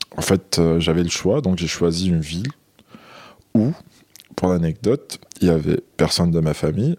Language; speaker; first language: French; non-native, local second language; Arabic